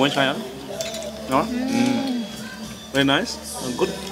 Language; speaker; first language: English; non-native, learner; Thai